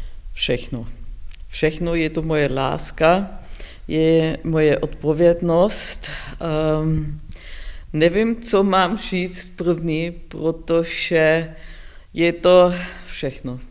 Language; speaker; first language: Czech; non-native, learner; German